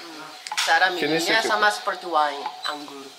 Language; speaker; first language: Indonesian; non-native, fluent; Korean